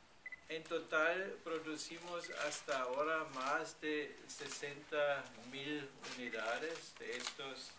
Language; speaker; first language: Spanish; non-native, fluent; German